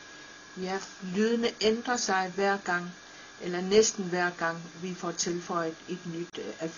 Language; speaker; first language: Danish; non-native, local second language; Kalaallisut